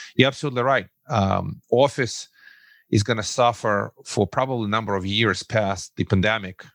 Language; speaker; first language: English; non-native, fluent; Russian